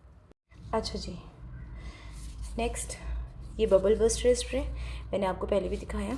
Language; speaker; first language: Hindi; native; Hindi